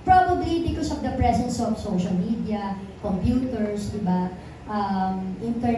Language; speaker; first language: English; non-native, local second language; Filipino